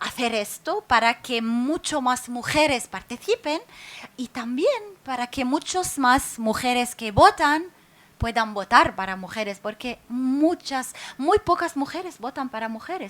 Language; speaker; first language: Spanish; non-native, fluent; Arabic